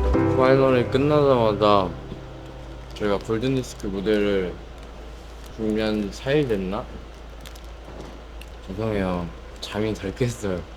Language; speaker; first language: Korean; non-native, fluent; Japanese